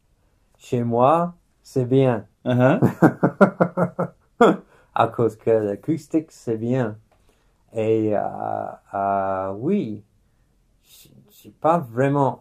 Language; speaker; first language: French; non-native, fluent; English